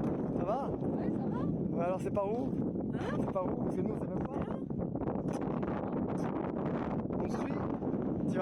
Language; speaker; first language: French; native; French